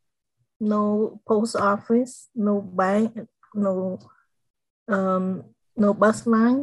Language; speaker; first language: English; non-native, fluent; Khmer